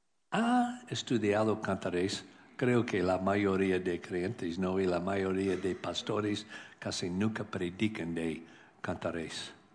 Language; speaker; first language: Spanish; non-native, learner; English